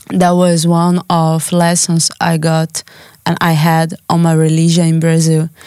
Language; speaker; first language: English; non-native, learner; Portuguese